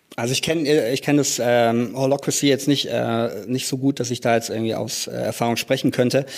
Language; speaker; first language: German; native; German